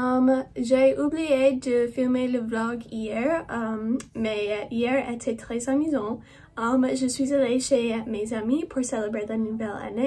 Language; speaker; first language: French; non-native, learner; English